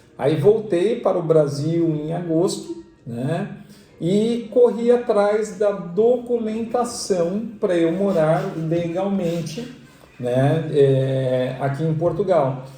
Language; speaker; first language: Portuguese; native; Portuguese